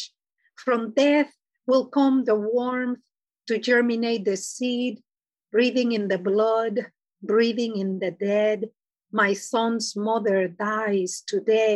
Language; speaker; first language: English; non-native, fluent; Spanish